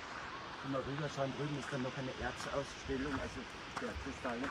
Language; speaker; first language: German; native; German